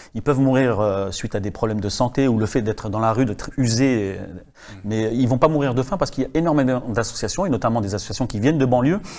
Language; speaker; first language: French; native; French